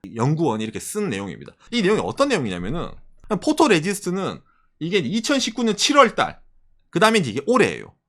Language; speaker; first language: Korean; native; Korean